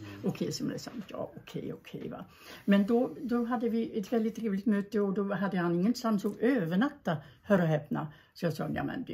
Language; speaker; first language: Swedish; early bilingual, other home language; German